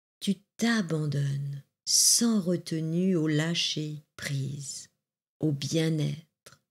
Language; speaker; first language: French; native; French